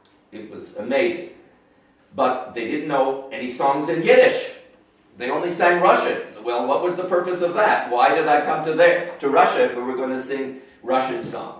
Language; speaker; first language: English; native; English